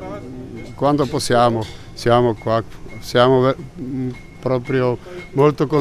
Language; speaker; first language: Italian; non-native, learner; Czech